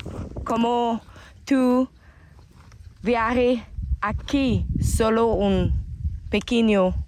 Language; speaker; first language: Spanish; non-native, learner; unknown